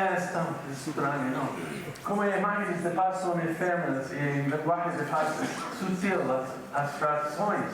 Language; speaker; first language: Portuguese; non-native, fluent; English